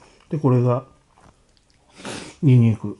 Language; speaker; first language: Japanese; native; Japanese